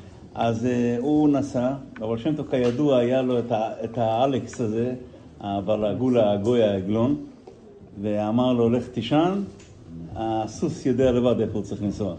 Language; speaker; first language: Hebrew; non-native, fluent; Yiddish